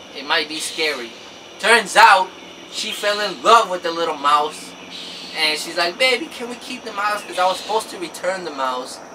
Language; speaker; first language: English; native; English